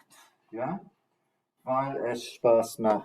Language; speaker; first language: German; non-native, fluent; English